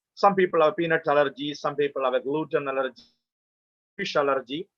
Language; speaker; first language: English; non-native, local second language; Malayalam